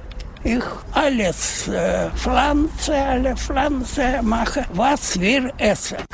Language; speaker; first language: German; non-native, learner; Russian